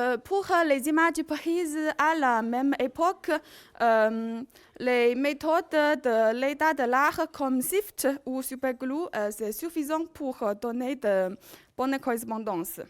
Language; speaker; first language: French; non-native, learner; Chinese